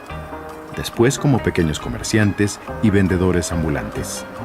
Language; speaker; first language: Spanish; native; Spanish